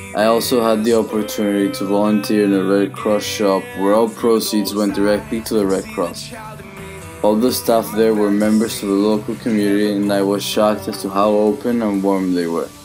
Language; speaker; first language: English; non-native, fluent; Spanish